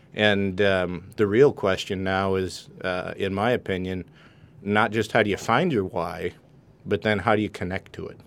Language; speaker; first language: English; native; English